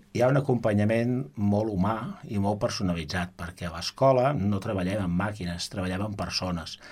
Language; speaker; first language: Catalan; native; Catalan